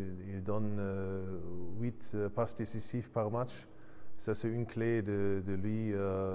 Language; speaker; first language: French; non-native, fluent; German